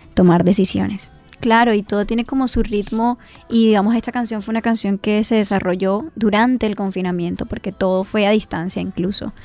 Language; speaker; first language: Spanish; native; Spanish